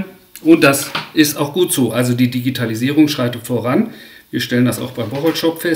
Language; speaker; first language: German; native; German